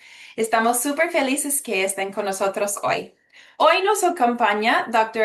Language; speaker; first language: Spanish; early bilingual, heritage; Spanish